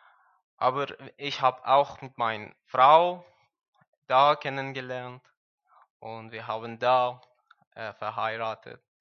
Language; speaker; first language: German; non-native, learner; Persian